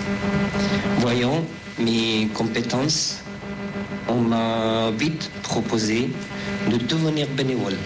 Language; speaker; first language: French; non-native, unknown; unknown